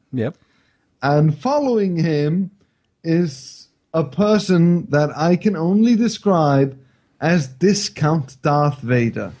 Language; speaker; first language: English; non-native, fluent; Icelandic